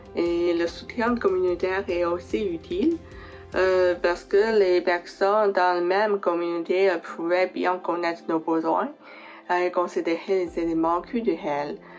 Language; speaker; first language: French; non-native, fluent; Chinese